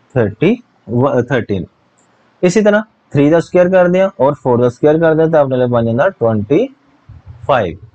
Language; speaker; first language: Hindi; non-native, local second language; Punjabi